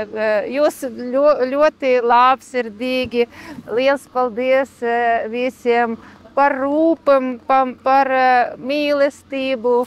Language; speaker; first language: Latvian; non-native, learner; Ukrainian